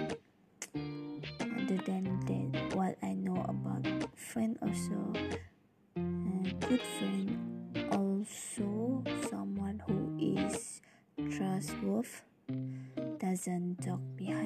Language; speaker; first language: English; non-native, local second language; Malay